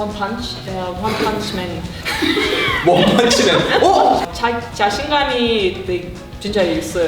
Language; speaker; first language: Korean; non-native, learner; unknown